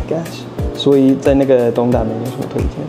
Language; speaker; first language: Chinese; non-native, learner; English